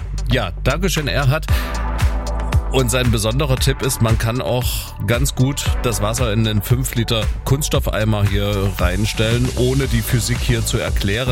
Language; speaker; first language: German; native; German